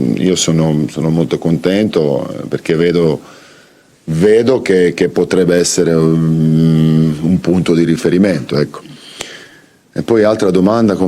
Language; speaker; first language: Italian; non-native, fluent; Croatian